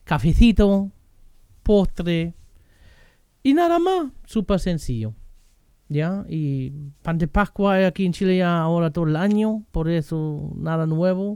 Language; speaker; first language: Spanish; non-native, fluent; German